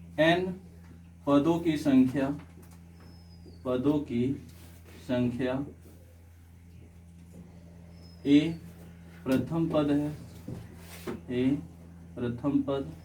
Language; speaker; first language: Hindi; native; Hindi